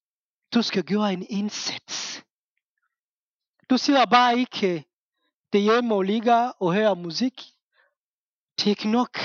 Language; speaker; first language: Danish; non-native, fluent; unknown